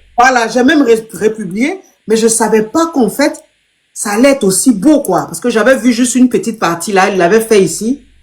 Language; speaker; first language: French; non-native, local second language; Lingala